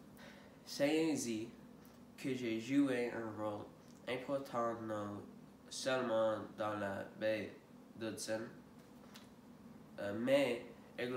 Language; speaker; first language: French; non-native, learner; English